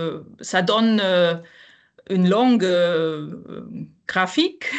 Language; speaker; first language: French; non-native, fluent; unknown